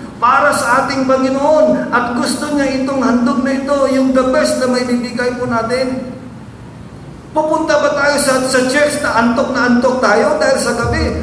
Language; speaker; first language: Filipino; non-native, local second language; Hiligaynon